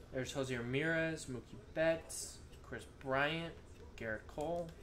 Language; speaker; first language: English; native; English